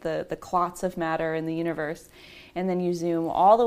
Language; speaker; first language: English; native; English